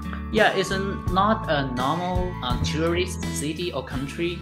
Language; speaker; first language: English; non-native, learner; Chinese